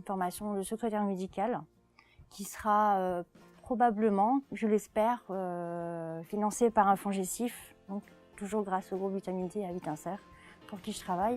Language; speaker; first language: French; native; French